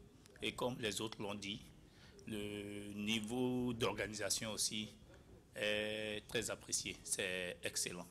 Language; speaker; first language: French; non-native, local second language; Ewe